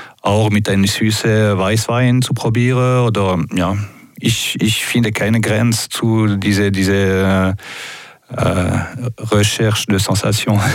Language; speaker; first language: German; non-native, local second language; French